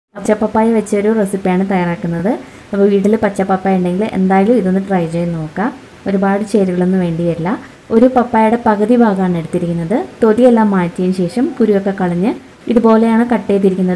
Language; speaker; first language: Malayalam; native; Malayalam